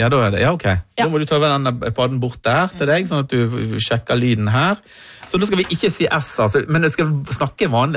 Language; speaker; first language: Norwegian; native; Norwegian